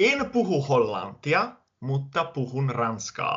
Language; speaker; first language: Finnish; non-native, learner; Italian